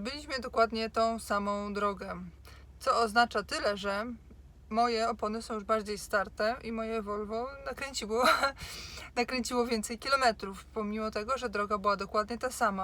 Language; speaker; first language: Polish; native; Polish